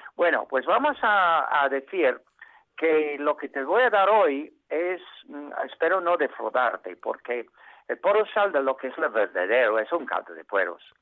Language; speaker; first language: Spanish; non-native, fluent; English